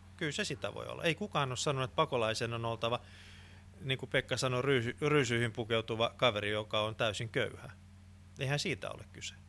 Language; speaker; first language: Finnish; non-native, local second language; Swedish